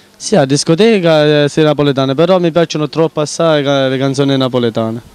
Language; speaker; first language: Italian; native; Italian